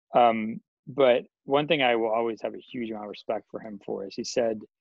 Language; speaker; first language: English; native; English